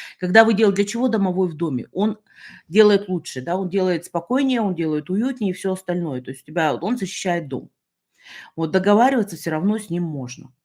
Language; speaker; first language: Russian; native; Russian